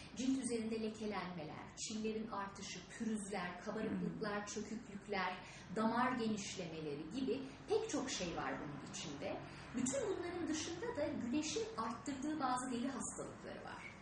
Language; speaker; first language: Turkish; native; Turkish